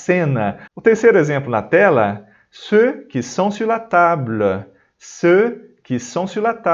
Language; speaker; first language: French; non-native, fluent; Portuguese